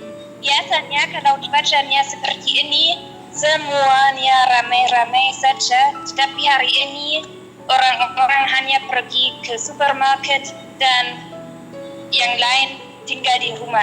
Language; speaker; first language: Indonesian; non-native, fluent; German